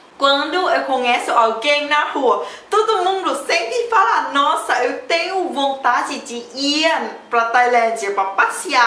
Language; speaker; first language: Portuguese; non-native, learner; Thai